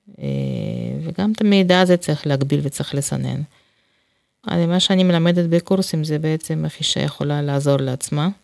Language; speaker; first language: Hebrew; non-native, fluent; Russian